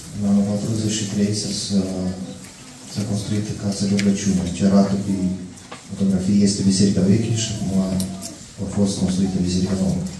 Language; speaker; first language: Romanian; non-native, learner; Russian